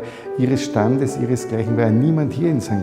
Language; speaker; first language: German; native; German